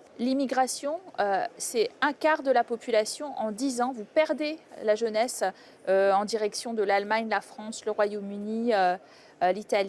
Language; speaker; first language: French; native; French